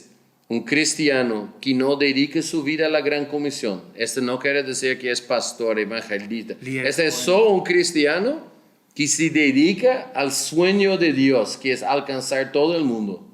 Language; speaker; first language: Spanish; non-native, fluent; Portuguese